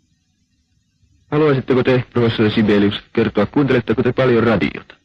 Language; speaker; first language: Finnish; native; Finnish